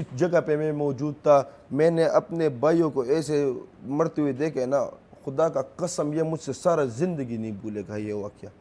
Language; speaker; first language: Urdu; non-native, local second language; Pashto